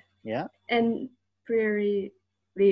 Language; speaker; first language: English; non-native, learner; Japanese